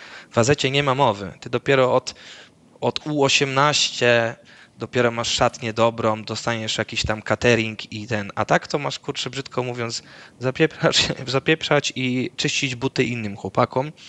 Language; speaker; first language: Polish; early bilingual, other home language; Dutch